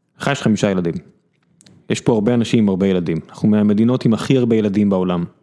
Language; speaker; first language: Hebrew; native; Hebrew